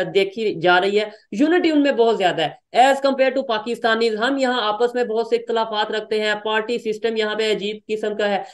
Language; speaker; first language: Urdu; native; Urdu